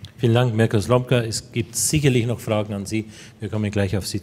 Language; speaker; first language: German; native; German